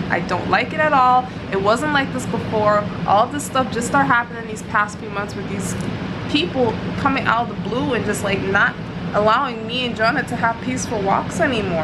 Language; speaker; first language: English; native; English